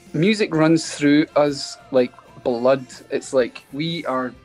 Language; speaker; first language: English; native; English